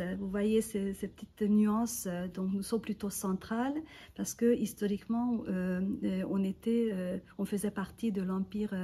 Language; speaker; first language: French; non-native, fluent; Hungarian